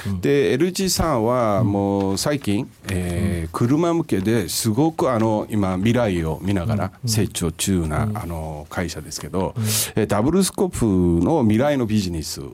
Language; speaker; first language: Japanese; non-native, fluent; Korean